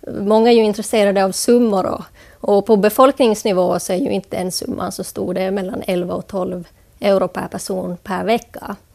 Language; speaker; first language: Swedish; native; Swedish